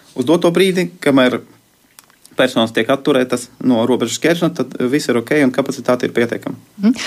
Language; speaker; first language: Latvian; non-native, local second language; Russian